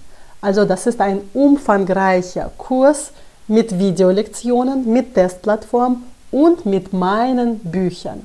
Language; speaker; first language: German; non-native, fluent; Russian